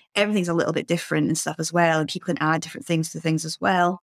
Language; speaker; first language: English; native; English